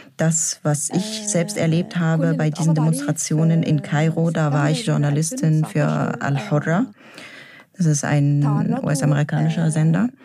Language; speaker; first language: German; non-native, fluent; Arabic